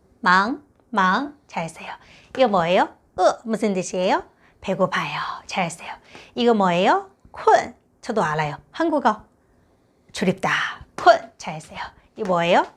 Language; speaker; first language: Korean; non-native, fluent; Chinese